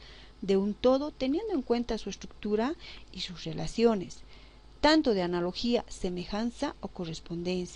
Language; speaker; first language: Spanish; native; Spanish